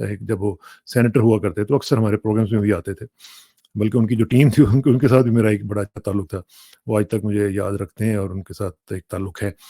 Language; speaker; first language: Urdu; native; Urdu